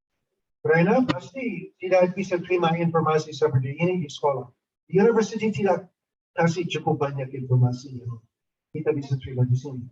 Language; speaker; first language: Indonesian; non-native, fluent; English